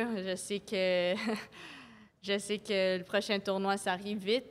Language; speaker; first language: French; non-native, local second language; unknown